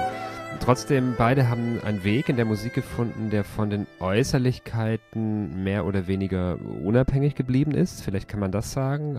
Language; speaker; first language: German; native; German